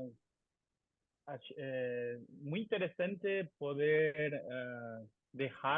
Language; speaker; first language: Spanish; non-native, learner; Portuguese